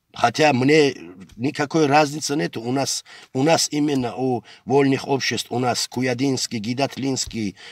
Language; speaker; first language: Russian; non-native, local second language; Avaric